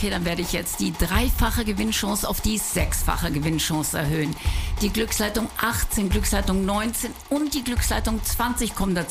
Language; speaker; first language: German; native; German